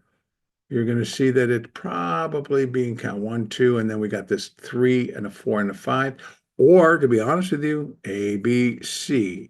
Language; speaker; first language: English; native; English